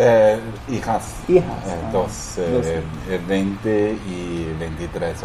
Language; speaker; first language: Spanish; non-native, learner; Danish